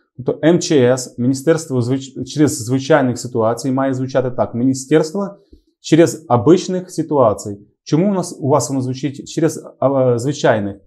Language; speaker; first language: Ukrainian; native; Ukrainian